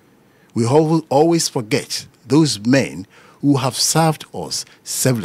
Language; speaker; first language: English; non-native, local second language; Yoruba